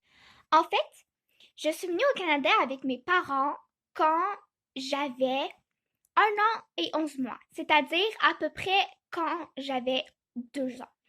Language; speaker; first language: French; early bilingual, other home language; Chinese